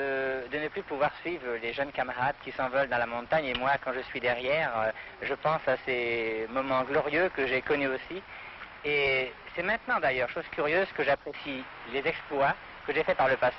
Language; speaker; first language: French; native; French